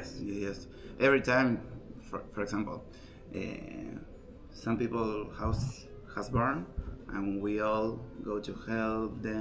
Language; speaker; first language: English; non-native, learner; Spanish